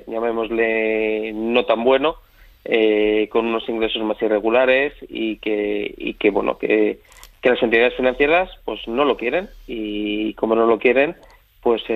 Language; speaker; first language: Spanish; native; Spanish